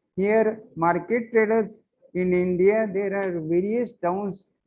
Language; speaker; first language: English; non-native, local second language; Marathi